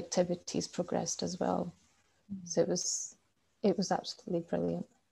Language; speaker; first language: English; native; English